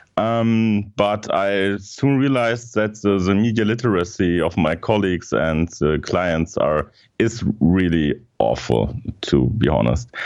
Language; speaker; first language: English; non-native, fluent; German